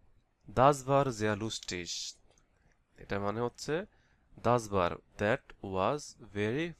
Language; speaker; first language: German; non-native, fluent; Bangla